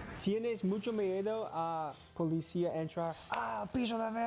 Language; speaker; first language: Spanish; non-native, learner; English